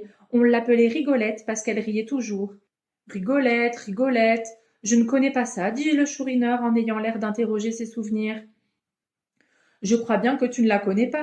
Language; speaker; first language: French; native; French